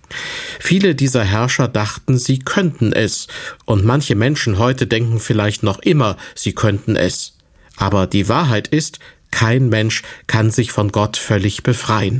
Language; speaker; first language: German; native; German